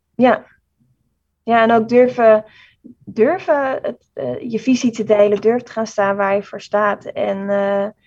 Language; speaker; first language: Dutch; native; Dutch